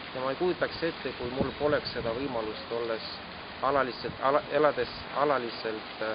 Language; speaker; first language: Estonian; non-native, local second language; Russian